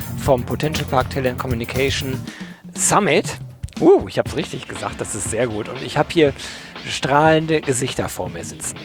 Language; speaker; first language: German; native; German